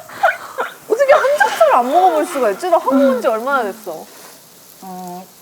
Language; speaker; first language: Korean; early bilingual, heritage; Korean